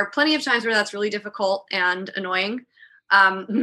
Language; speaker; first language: English; native; English